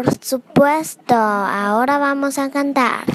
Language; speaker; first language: Spanish; non-native, fluent; Chinese